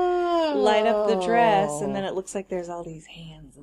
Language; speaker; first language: English; native; English